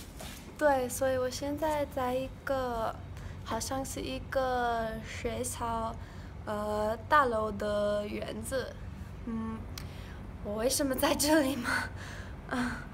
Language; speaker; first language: Chinese; non-native, learner; English